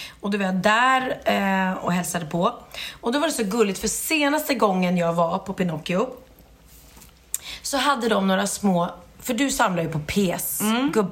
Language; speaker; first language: Swedish; native; Swedish